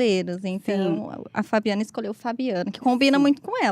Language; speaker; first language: Portuguese; native; Portuguese